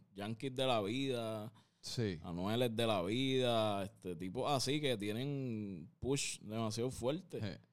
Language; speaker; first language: Spanish; native; Spanish